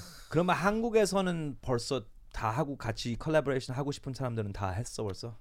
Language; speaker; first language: Korean; early bilingual, heritage; Korean